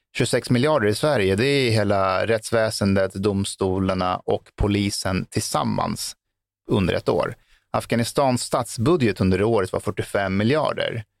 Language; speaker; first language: Swedish; early bilingual, other home language; Persian